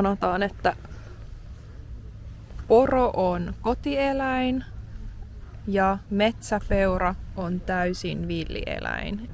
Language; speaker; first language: Finnish; native; Finnish